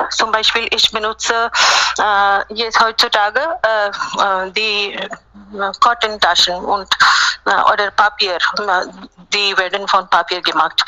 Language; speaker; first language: German; non-native, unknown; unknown